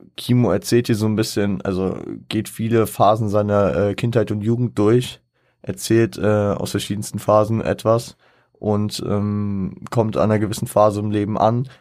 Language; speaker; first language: German; native; German